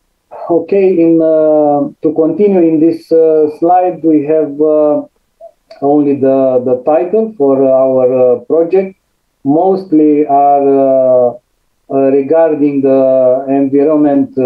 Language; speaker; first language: English; non-native, fluent; Romanian